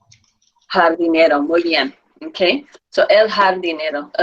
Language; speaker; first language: Spanish; non-native, fluent; English